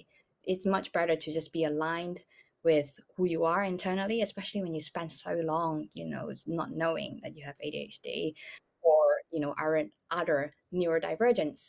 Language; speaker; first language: English; non-native, local second language; Cantonese